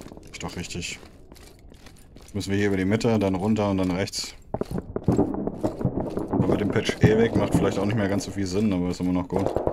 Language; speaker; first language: German; native; German